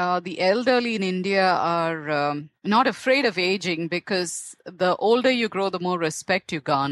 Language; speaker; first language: English; non-native, local second language; Tamil